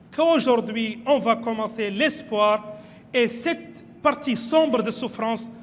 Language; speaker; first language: French; non-native, local second language; Arabic